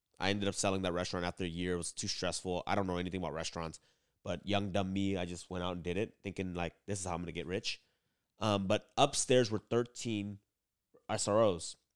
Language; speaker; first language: English; early bilingual, other home language; Vietnamese